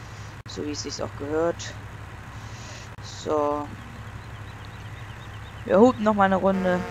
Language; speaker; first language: German; native; German